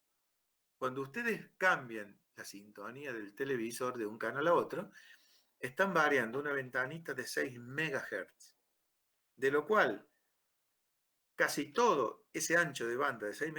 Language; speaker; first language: Spanish; native; Spanish